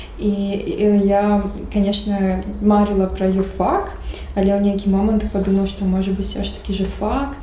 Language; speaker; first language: Belarusian; non-native, local second language; Russian